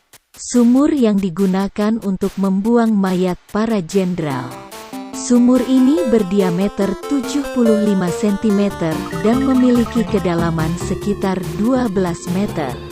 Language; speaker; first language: Indonesian; native; Indonesian